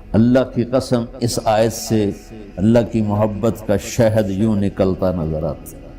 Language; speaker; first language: Urdu; non-native, local second language; Punjabi